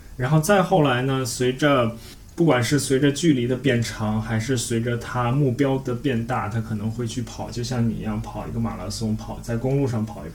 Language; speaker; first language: Chinese; native; Chinese